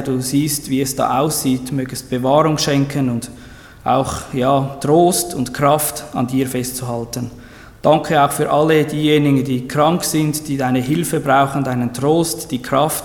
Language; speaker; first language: German; native; German